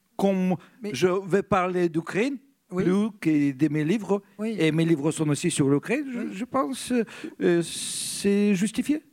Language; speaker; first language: French; non-native, fluent; Russian